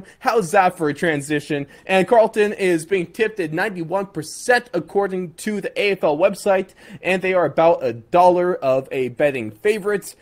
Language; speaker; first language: English; native; English